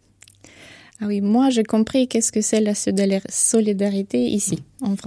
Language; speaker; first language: French; non-native, fluent; Ukrainian